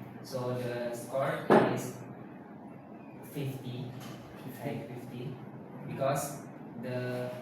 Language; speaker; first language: English; non-native, learner; Indonesian